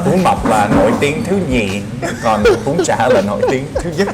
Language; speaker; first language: Vietnamese; non-native, fluent; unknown